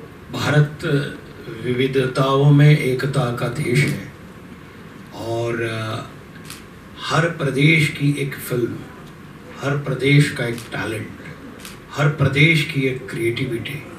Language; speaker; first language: Hindi; native; Hindi